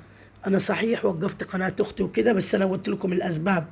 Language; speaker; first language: Arabic; native; Arabic